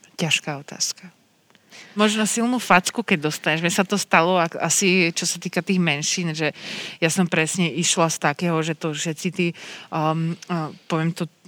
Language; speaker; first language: Slovak; native; Slovak